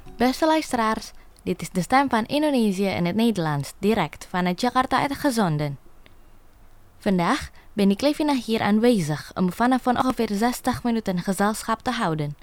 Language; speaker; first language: Dutch; non-native, fluent; Indonesian